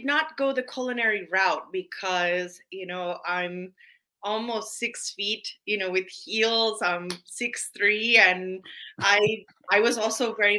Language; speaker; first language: English; native; English